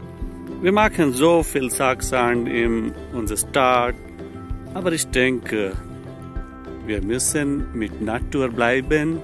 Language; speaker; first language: German; non-native, learner; Marathi